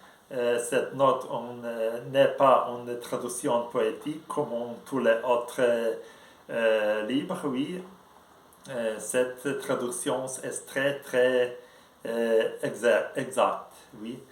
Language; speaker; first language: French; non-native, learner; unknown